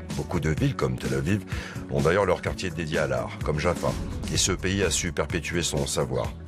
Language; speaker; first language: French; native; French